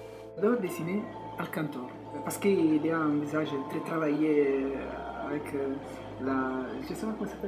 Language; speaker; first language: French; non-native, fluent; Italian